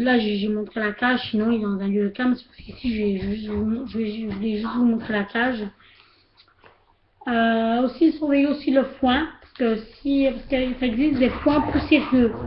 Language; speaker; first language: French; native; French